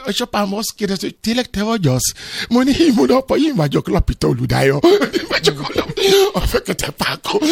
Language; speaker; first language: Hungarian; non-native, learner; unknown